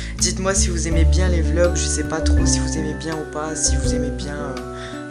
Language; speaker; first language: French; native; French